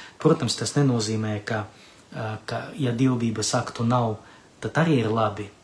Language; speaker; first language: Latvian; non-native, local second language; Russian